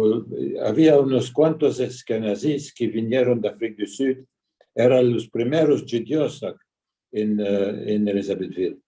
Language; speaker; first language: Spanish; early bilingual, heritage; Ladino